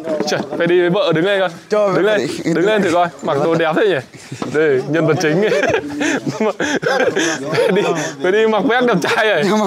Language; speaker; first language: Vietnamese; native; Vietnamese